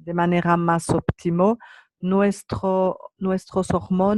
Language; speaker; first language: Spanish; non-native, learner; French